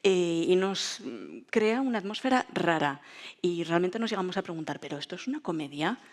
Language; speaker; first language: Spanish; native; Spanish